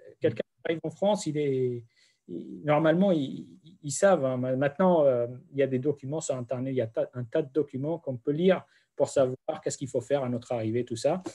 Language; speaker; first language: French; non-native, fluent; Central Kurdish